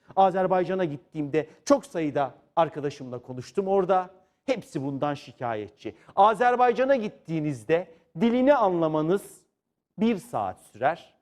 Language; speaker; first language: Turkish; native; Turkish